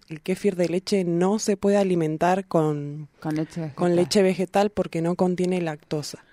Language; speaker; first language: Spanish; native; Spanish